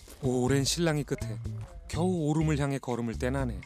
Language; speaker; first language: Korean; native; Korean